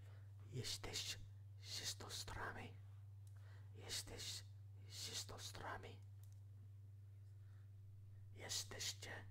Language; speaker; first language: Polish; non-native, learner; English